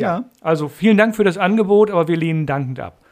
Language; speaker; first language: German; native; German